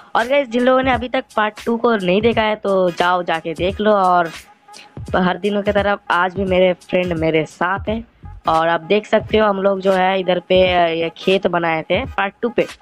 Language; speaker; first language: Hindi; non-native, local second language; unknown